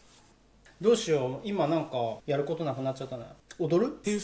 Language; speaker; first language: Japanese; native; Japanese